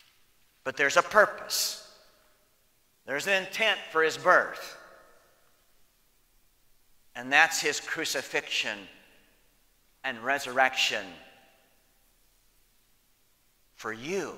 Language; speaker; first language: English; native; English